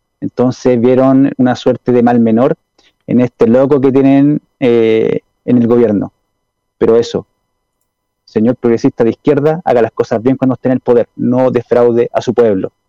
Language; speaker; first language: Spanish; native; Spanish